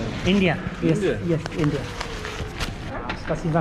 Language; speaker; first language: Hindi; native; Hindi